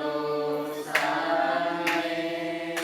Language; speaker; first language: Korean; non-native, fluent; Indonesian